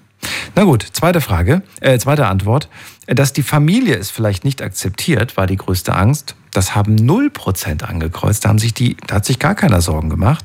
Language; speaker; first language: German; native; German